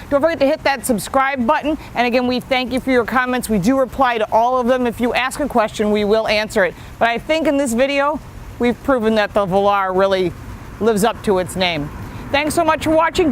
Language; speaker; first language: English; native; English